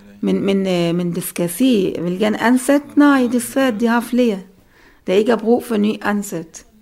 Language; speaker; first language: Danish; non-native, learner; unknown